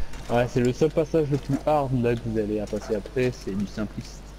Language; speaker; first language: French; native; French